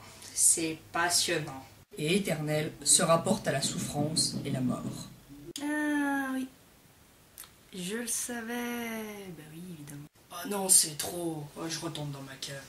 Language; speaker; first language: French; native; French